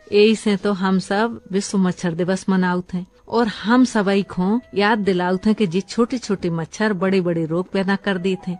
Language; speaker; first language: Hindi; native; Hindi